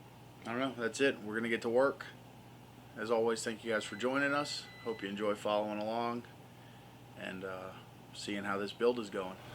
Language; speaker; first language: English; native; English